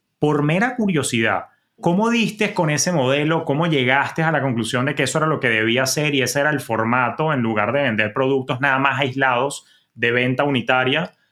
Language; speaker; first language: Spanish; native; Spanish